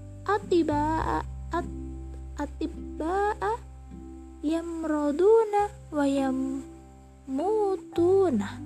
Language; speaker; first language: Arabic; non-native, learner; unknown